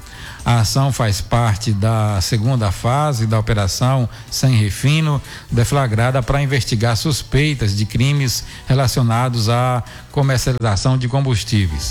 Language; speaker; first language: Portuguese; native; Portuguese